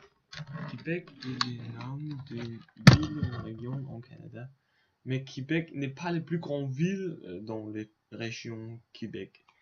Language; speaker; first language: French; non-native, learner; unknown